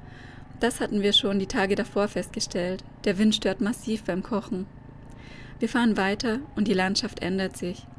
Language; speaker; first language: German; native; German